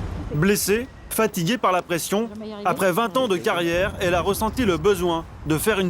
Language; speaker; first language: French; native; French